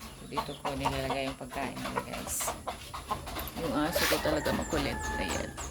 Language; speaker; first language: Filipino; non-native, local second language; Cebuano